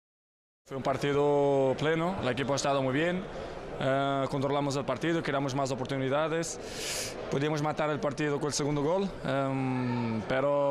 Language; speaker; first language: Spanish; non-native, fluent; Portuguese